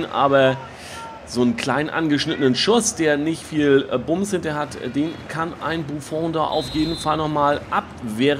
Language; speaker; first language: German; native; German